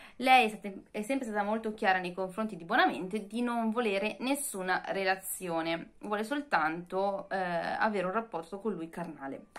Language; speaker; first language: Italian; native; Italian